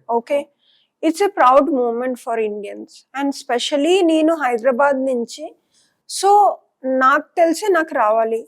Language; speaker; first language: Telugu; non-native, local second language; Punjabi